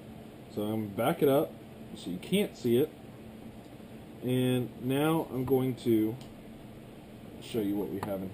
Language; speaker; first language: English; native; English